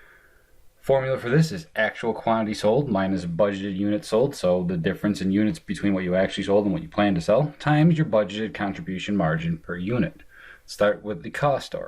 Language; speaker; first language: English; native; English